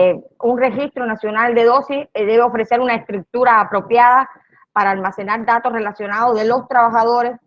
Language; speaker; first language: Spanish; native; Spanish